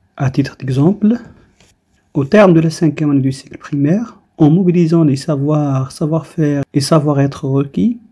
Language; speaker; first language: French; non-native, local second language; Arabic